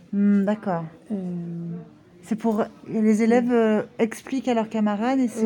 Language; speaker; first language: French; non-native, fluent; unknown